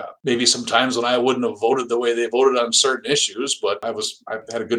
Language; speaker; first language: English; native; English